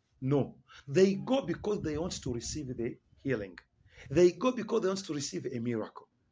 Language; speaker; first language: English; non-native, fluent; Swahili